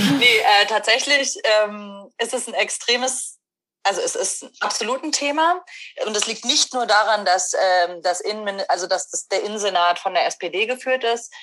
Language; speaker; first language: German; native; German